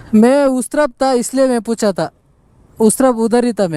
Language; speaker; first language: Hindi; non-native, local second language; Kannada